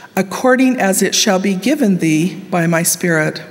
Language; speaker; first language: English; native; English